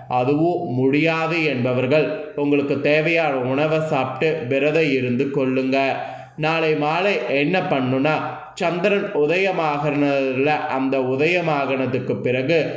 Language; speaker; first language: Tamil; native; Tamil